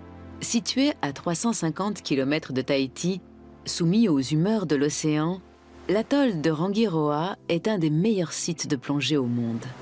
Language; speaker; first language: French; native; French